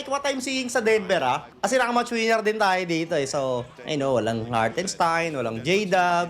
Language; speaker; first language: Filipino; native; Filipino